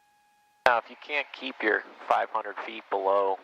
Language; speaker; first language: English; native; English